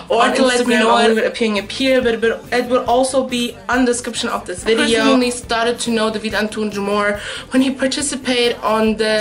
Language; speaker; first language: English; non-native, fluent; Portuguese